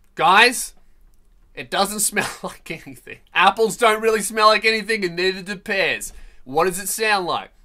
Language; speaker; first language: English; native; English